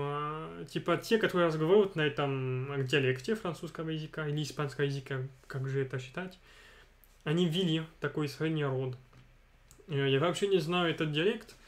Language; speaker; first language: Russian; non-native, fluent; French